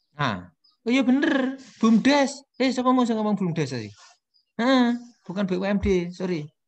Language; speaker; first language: Indonesian; non-native, local second language; Javanese